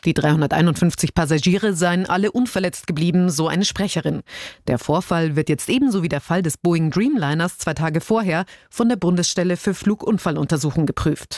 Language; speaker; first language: German; native; German